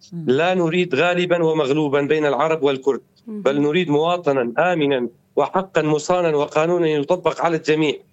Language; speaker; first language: Arabic; non-native, local second language; Kurdish